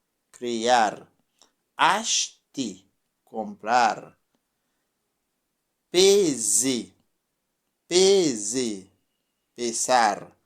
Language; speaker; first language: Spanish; non-native, fluent; French